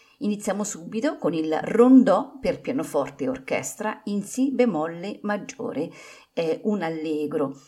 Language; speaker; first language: Italian; native; Italian